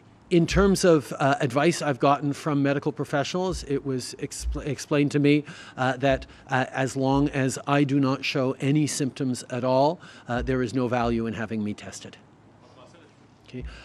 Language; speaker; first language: English; early bilingual, other home language; French